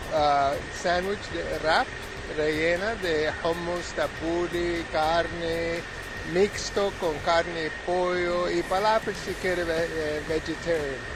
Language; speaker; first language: Spanish; non-native, fluent; Arabic